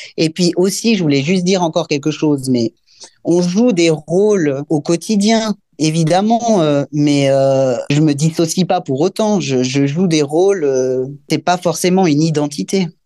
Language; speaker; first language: French; native; French